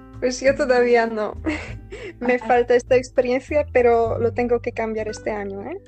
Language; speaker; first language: Spanish; non-native, learner; Polish